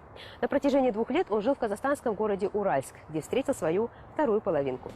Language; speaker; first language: Russian; native; Russian